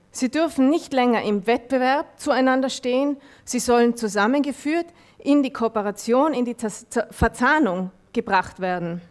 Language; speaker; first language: German; non-native, fluent; French